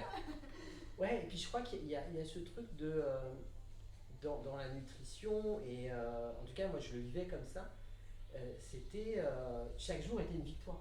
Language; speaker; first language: French; native; French